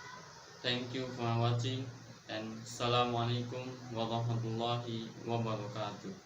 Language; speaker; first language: English; non-native, learner; Indonesian